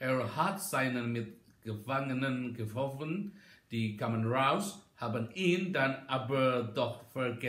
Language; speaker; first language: German; non-native, learner; Indonesian